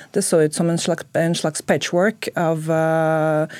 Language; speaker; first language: Norwegian; non-native, fluent; Russian